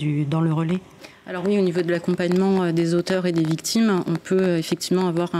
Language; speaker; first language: French; native; French